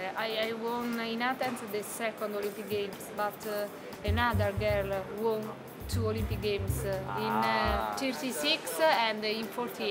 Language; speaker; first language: English; non-native, learner; Italian